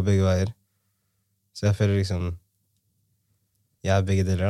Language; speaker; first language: Norwegian; early bilingual, other home language; Somali